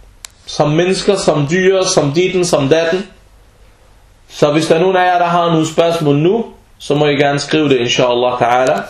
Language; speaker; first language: Danish; early bilingual, other home language; Arabic